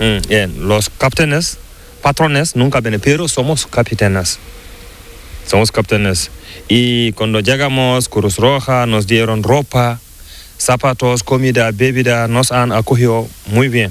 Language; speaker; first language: Spanish; non-native, learner; Fula